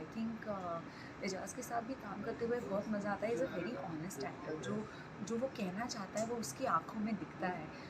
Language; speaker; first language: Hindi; non-native, local second language; Marathi